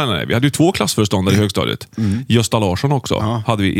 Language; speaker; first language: Swedish; native; Swedish